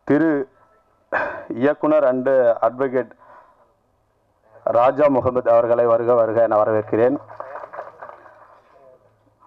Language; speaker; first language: Tamil; native; Tamil